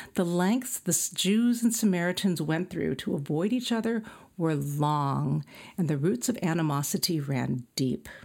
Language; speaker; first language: English; native; English